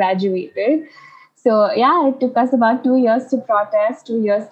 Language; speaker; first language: English; non-native, local second language; Nepali